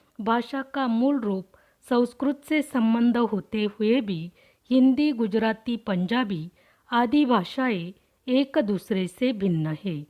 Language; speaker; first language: Hindi; non-native, local second language; Marathi